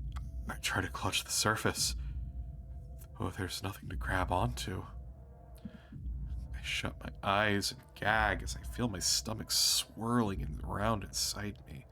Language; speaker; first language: English; native; English